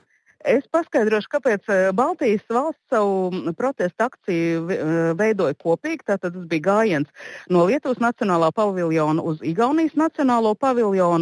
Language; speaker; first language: Latvian; native; Latvian